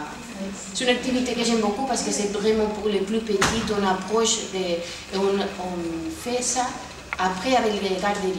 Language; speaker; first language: French; non-native, fluent; Spanish